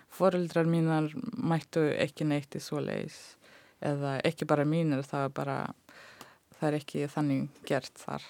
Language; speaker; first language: Icelandic; non-native, fluent; Russian